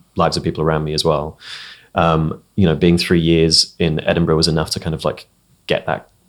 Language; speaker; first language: English; native; English